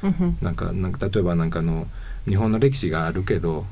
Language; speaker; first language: Japanese; non-native, fluent; Spanish